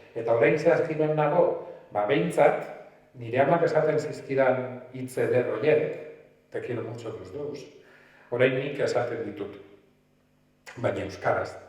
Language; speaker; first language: Basque; non-native, local second language; Spanish